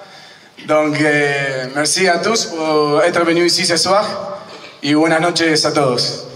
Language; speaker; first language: French; non-native, fluent; Spanish